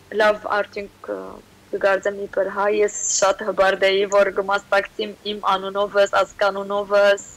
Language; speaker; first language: Armenian; early bilingual, heritage; Armenian